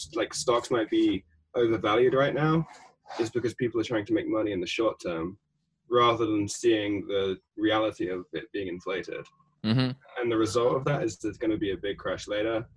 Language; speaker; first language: English; native; English